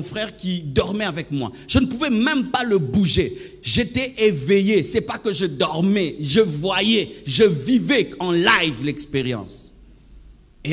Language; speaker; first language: French; non-native, local second language; Swahili